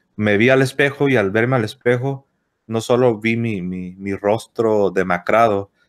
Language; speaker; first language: Spanish; native; Spanish